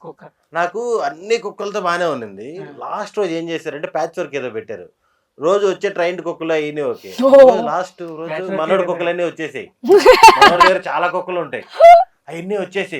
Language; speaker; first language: Telugu; native; Telugu